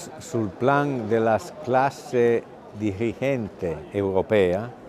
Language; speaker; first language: Spanish; non-native, fluent; Italian